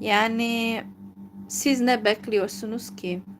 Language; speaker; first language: Turkish; non-native, fluent; Hungarian